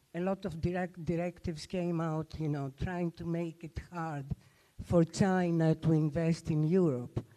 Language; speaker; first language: English; non-native, fluent; Albanian